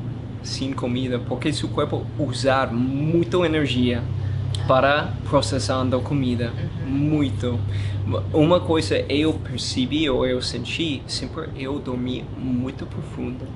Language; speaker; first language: Portuguese; non-native, learner; English